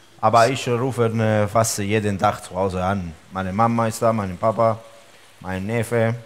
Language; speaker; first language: German; non-native, learner; Italian